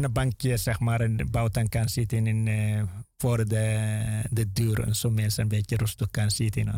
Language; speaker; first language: Dutch; non-native, learner; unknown